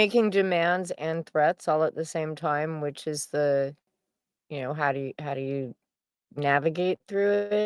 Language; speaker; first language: English; native; English